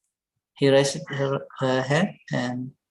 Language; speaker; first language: English; non-native, learner; Indonesian